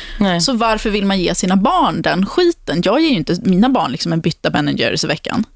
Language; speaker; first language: Swedish; native; Swedish